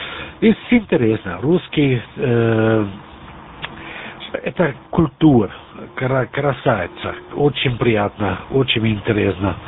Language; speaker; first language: Russian; non-native, learner; German